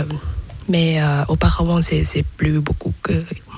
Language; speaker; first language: French; non-native, learner; Thai